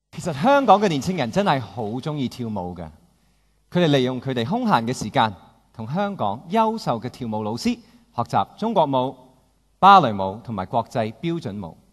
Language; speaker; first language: Chinese; non-native, local second language; Cantonese